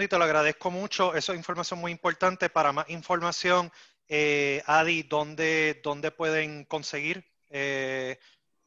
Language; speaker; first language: Spanish; native; Spanish